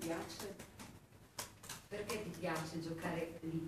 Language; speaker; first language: Italian; native; Italian